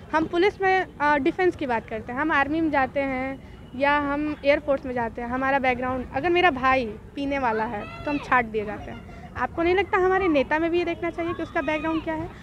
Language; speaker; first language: Hindi; native; Hindi